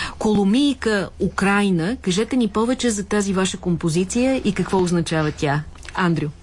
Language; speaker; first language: Bulgarian; native; Bulgarian